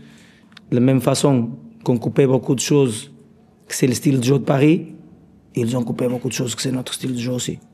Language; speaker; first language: French; non-native, learner; Portuguese